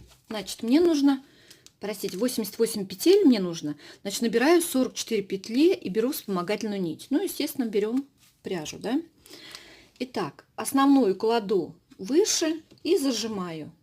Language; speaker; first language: Russian; native; Russian